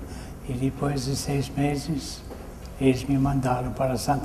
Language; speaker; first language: Portuguese; non-native, fluent; English